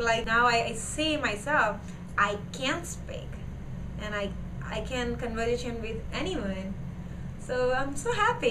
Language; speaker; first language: English; non-native, learner; Gujarati